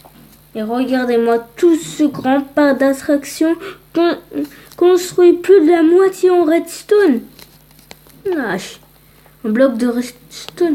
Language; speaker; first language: French; early bilingual, other home language; Polish